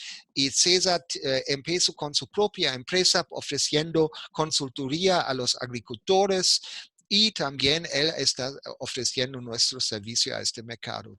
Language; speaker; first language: Spanish; non-native, fluent; German